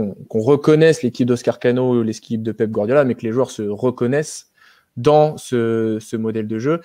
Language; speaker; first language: French; native; French